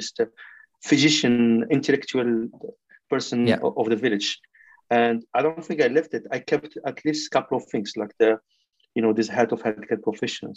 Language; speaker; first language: English; non-native, fluent; French